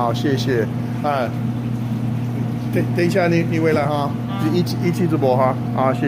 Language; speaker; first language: Chinese; non-native, learner; English